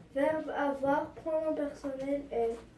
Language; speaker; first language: French; non-native, learner; Arabic